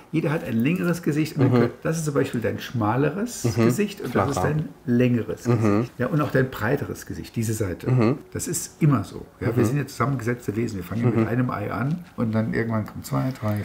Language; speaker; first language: German; native; German